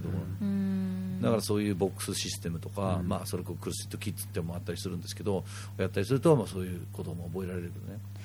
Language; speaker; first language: Japanese; non-native, fluent; Danish